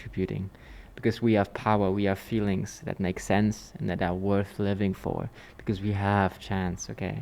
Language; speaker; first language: English; non-native, fluent; German